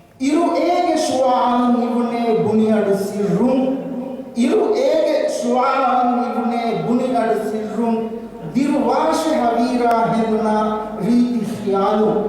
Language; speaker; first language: Urdu; non-native, fluent; Divehi